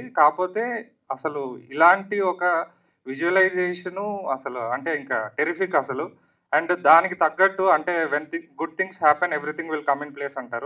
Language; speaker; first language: Telugu; native; Telugu